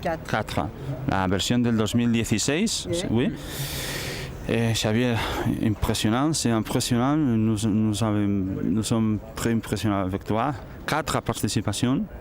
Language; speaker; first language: French; non-native, learner; Spanish